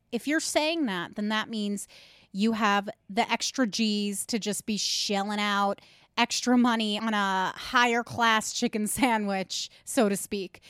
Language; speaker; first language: English; native; English